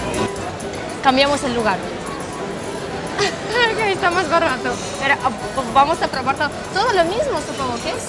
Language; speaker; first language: Spanish; non-native, fluent; Russian